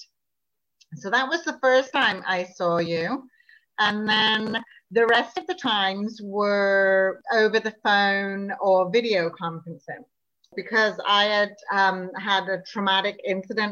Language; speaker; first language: English; native; English